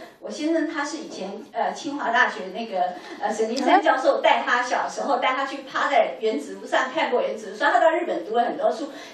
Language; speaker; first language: Chinese; native; Chinese